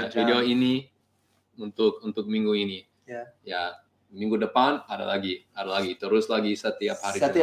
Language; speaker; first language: Indonesian; non-native, learner; English